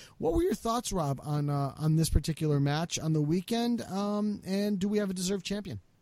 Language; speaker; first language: English; native; English